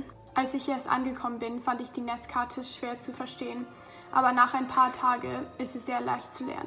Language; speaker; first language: German; early bilingual, heritage; German